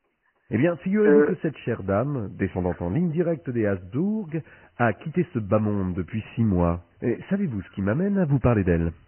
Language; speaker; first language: French; native; French